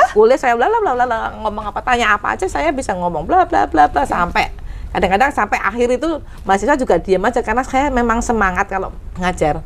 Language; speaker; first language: Indonesian; native; Indonesian